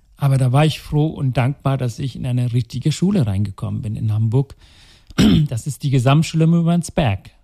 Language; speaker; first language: German; non-native, local second language; Tamil